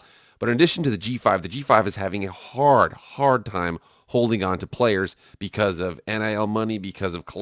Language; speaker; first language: English; native; English